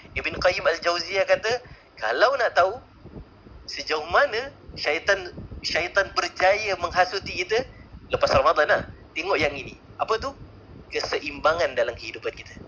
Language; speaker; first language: Malay; native; Malay